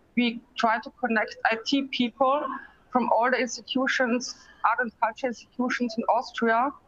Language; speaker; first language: English; non-native, fluent; German